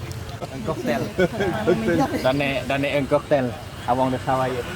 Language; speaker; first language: French; non-native, fluent; Thai